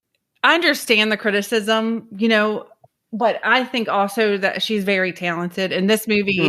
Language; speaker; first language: English; native; English